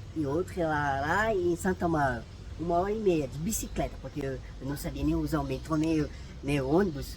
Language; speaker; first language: Portuguese; non-native, fluent; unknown